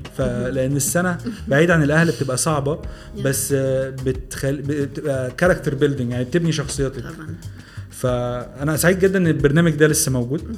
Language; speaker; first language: Arabic; native; Arabic